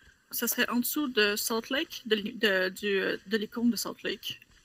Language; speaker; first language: French; native; French